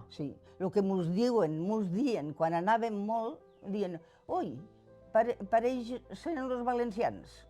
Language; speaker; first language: Catalan; native; Catalan